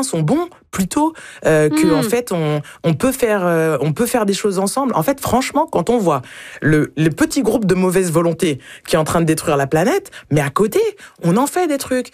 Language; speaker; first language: French; native; French